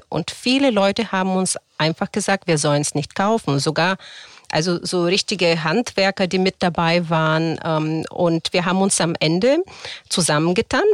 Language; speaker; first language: German; non-native, fluent; Bulgarian